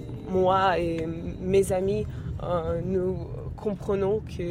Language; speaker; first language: French; non-native, fluent; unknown